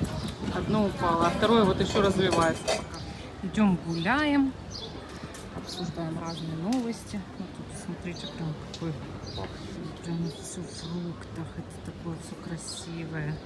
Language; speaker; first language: Russian; native; Russian